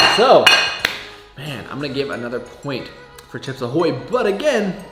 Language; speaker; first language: English; native; English